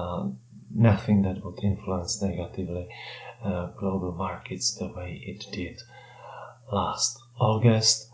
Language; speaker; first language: English; non-native, fluent; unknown